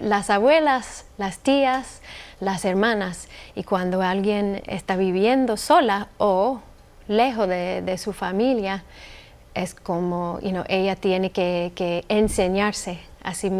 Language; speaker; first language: Spanish; non-native, fluent; English